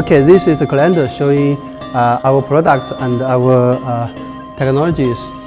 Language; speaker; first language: English; non-native, fluent; Chinese